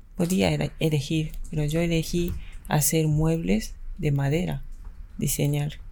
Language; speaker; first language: Spanish; non-native, fluent; Japanese